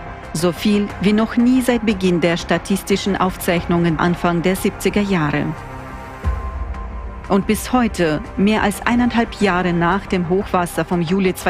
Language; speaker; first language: German; native; German